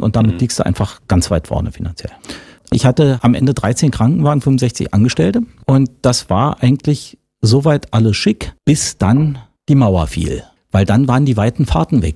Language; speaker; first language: German; native; German